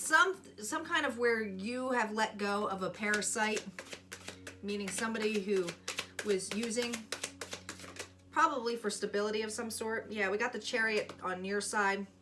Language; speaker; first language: English; native; English